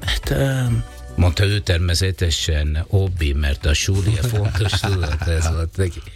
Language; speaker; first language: Hungarian; non-native, learner; Italian